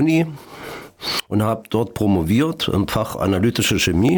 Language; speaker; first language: German; native; German